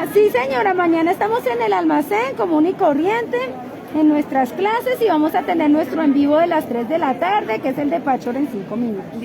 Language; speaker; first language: Spanish; native; Spanish